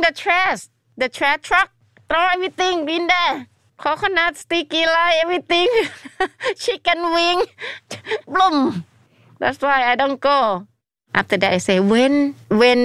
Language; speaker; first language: English; non-native, learner; Thai